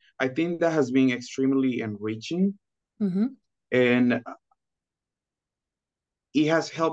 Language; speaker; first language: English; non-native, fluent; Spanish